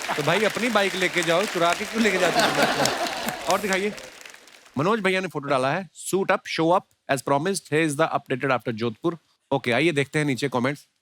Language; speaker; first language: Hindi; non-native, local second language; Punjabi